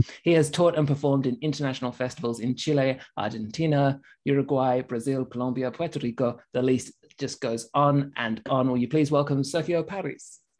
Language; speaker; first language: English; native; English